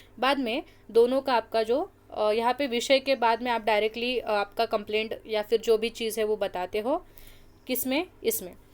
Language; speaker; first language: Hindi; non-native, local second language; Marathi